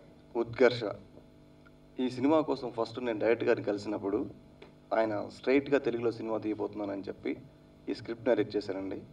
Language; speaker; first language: Telugu; native; Telugu